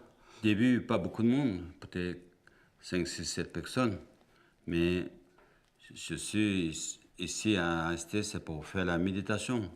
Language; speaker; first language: French; non-native, learner; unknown